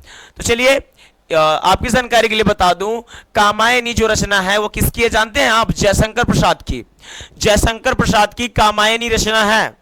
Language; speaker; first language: Hindi; native; Hindi